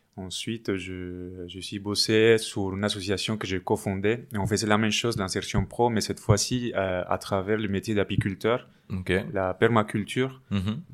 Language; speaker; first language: French; non-native, fluent; Spanish